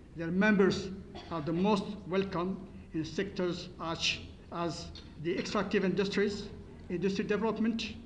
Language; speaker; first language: English; non-native, fluent; Arabic